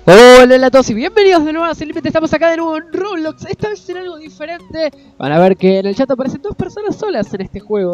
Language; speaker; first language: Spanish; native; Spanish